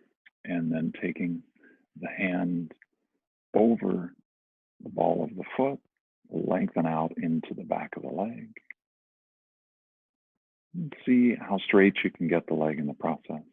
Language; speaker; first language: English; native; English